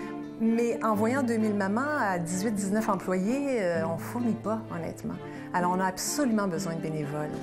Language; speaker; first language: French; native; French